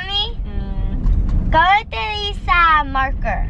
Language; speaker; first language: Spanish; early bilingual, heritage; English